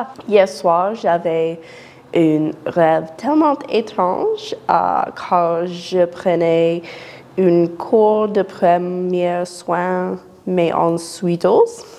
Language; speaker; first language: French; non-native, learner; English